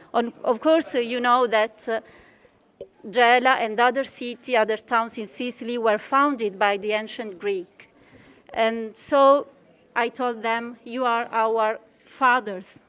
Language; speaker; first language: English; non-native, fluent; Italian